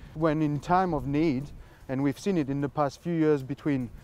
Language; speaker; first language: English; non-native, fluent; French